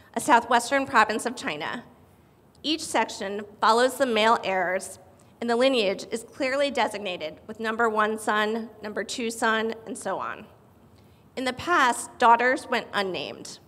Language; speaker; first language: English; native; English